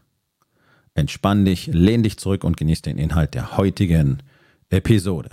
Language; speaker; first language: German; native; German